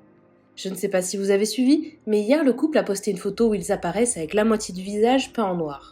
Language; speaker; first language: French; native; French